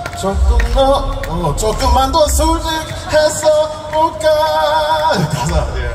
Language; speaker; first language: Korean; non-native, learner; English